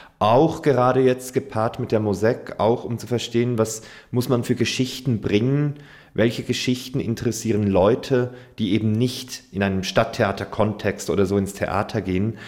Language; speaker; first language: German; native; German